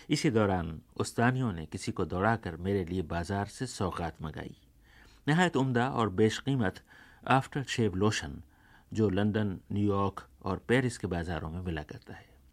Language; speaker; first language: Urdu; native; Urdu